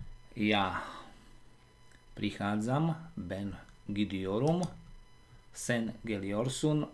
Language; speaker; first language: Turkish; non-native, learner; Slovak